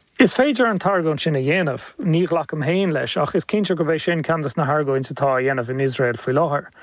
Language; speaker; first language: Irish; native; Irish